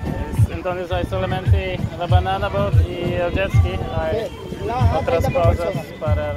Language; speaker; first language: Spanish; non-native, learner; English